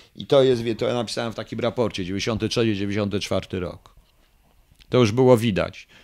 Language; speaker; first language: Polish; native; Polish